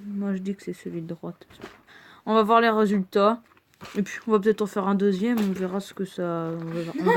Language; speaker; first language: French; native; French